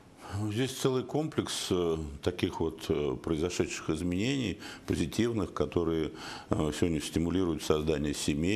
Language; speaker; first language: Russian; native; Russian